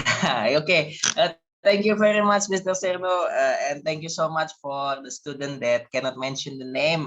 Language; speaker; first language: English; non-native, learner; Indonesian